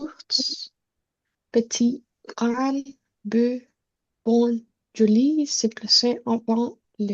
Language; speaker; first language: French; non-native, learner; Spanish